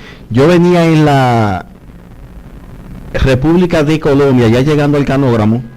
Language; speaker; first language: Spanish; native; Spanish